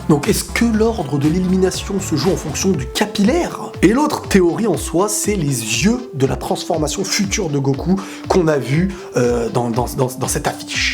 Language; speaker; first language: French; native; French